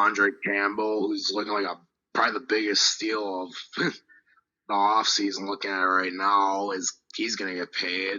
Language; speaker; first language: English; native; English